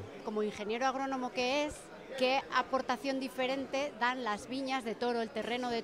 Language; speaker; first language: Spanish; native; Spanish